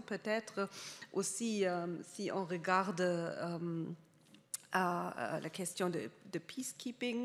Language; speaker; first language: French; non-native, fluent; German